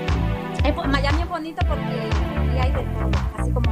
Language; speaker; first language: Spanish; native; Spanish